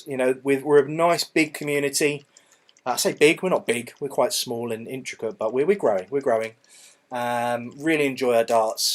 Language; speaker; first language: English; native; English